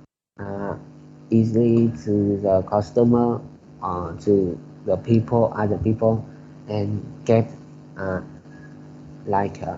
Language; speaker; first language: English; non-native, learner; Vietnamese